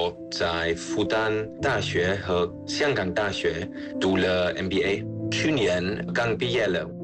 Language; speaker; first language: Chinese; non-native, fluent; German